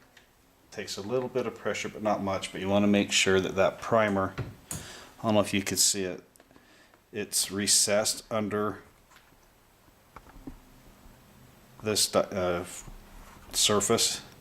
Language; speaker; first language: English; native; English